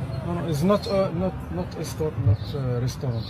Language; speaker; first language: English; non-native, learner; Arabic